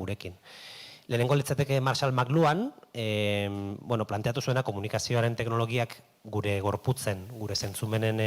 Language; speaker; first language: Basque; native; Basque